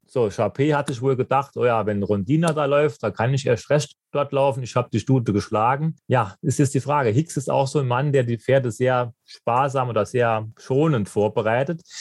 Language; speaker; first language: German; native; German